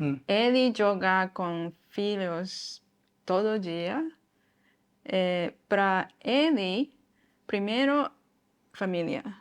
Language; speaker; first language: Portuguese; non-native, learner; Japanese